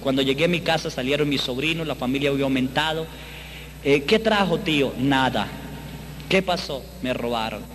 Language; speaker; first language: Spanish; native; Spanish